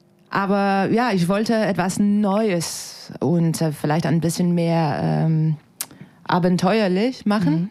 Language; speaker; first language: German; non-native, fluent; French